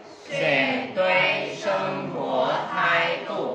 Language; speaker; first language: Chinese; non-native, learner; Vietnamese